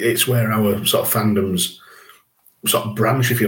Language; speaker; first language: English; native; English